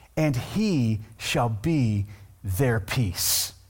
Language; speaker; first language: English; native; English